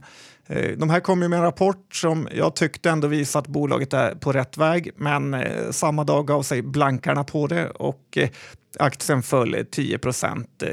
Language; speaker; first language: Swedish; native; Swedish